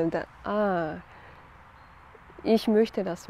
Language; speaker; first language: German; non-native, learner; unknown